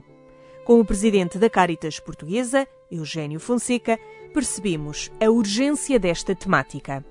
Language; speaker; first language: Portuguese; native; Portuguese